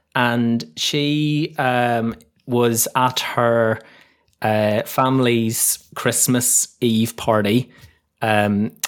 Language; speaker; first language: English; native; English